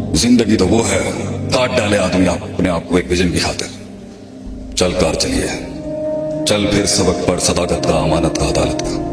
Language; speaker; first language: Urdu; native; Urdu